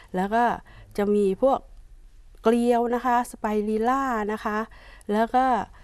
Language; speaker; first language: Thai; native; Thai